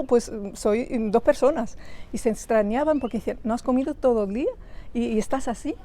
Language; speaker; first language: Spanish; early bilingual, other home language; Arabic